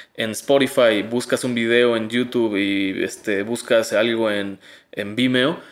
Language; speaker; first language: Spanish; native; Spanish